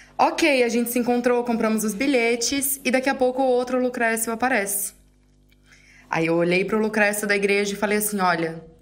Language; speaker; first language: Portuguese; native; Portuguese